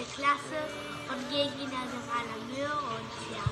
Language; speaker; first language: German; early bilingual, other home language; Spanish